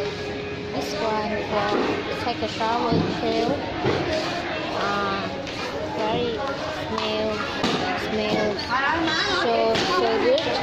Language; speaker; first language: English; non-native, learner; Vietnamese